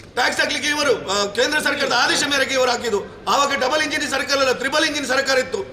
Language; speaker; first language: Kannada; native; Kannada